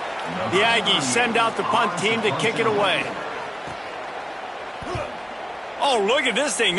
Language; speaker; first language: English; native; English